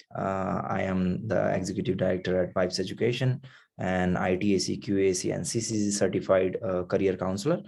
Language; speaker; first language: English; non-native, local second language; Nepali